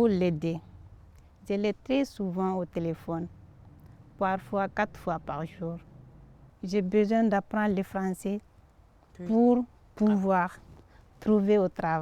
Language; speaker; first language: French; non-native, learner; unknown